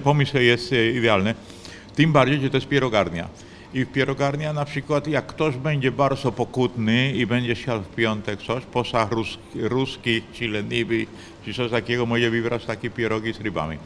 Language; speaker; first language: Polish; non-native, fluent; Spanish